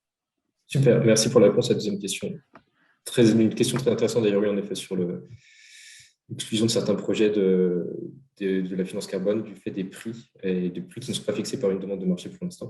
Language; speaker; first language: French; native; French